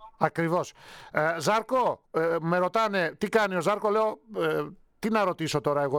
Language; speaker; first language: Greek; native; Greek